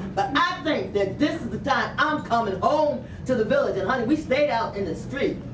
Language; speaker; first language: English; native; English